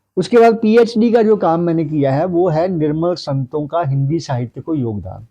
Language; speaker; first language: Hindi; non-native, local second language; Punjabi